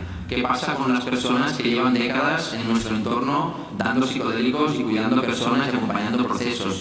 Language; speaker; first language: Spanish; native; Spanish